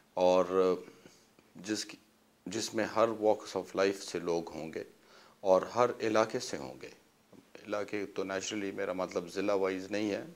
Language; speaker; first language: Urdu; non-native, local second language; Pashto